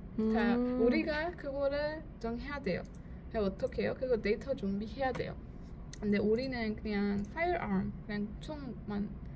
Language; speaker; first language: Korean; non-native, learner; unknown